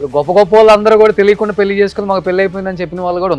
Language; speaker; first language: Telugu; native; Telugu